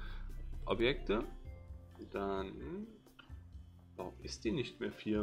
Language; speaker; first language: German; native; German